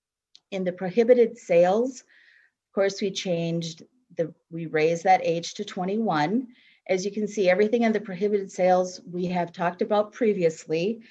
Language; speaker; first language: English; native; English